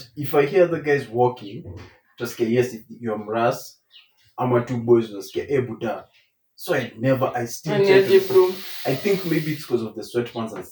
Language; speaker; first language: English; non-native, local second language; Swahili